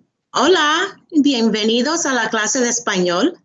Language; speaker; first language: Spanish; non-native, fluent; English